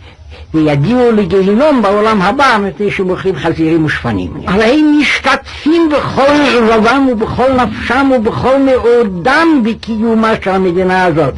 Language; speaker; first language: Hebrew; native; Hebrew